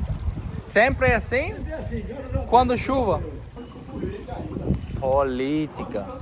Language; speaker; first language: Portuguese; non-native, learner; English